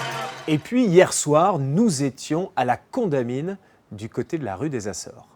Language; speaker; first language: French; native; French